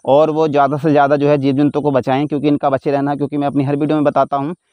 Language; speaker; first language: Hindi; native; Hindi